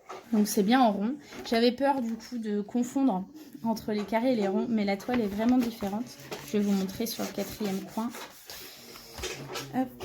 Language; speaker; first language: French; native; French